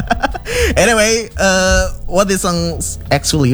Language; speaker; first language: English; non-native, fluent; Indonesian